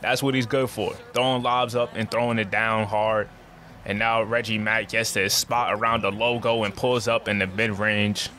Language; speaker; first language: English; native; English